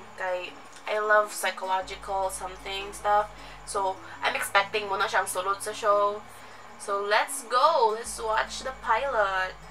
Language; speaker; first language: English; non-native, local second language; Cebuano